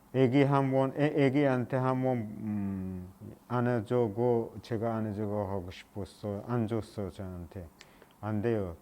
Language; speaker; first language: Korean; non-native, learner; Persian